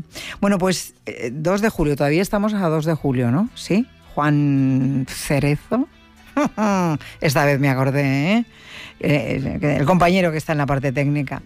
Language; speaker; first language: Spanish; native; Spanish